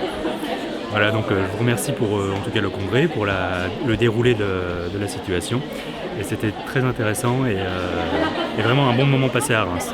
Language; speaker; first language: French; native; French